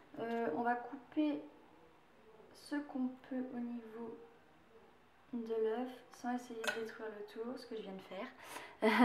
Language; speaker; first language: French; native; French